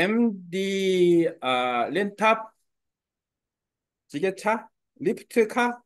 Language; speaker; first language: Vietnamese; non-native, learner; Korean